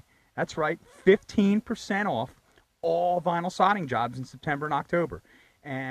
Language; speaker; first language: English; native; English